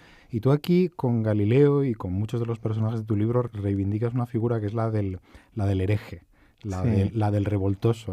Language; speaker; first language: Spanish; native; Spanish